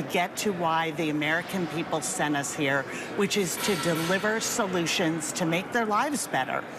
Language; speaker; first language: English; native; English